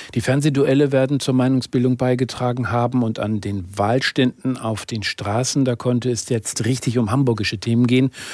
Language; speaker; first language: German; native; German